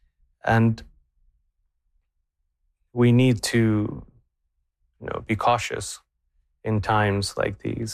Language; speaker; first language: English; non-native, fluent; Spanish